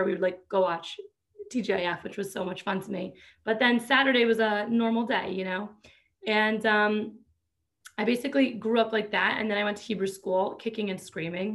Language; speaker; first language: English; native; English